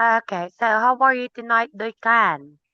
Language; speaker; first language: English; non-native, fluent; Filipino